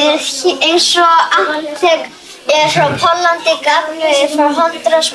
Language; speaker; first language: Icelandic; early bilingual, other home language; Polish